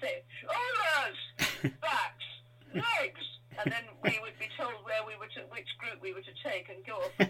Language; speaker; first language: English; native; English